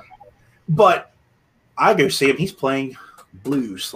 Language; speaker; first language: English; native; English